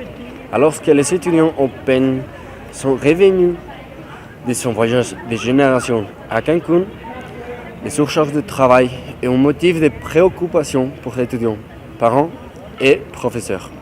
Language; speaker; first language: French; non-native, learner; Spanish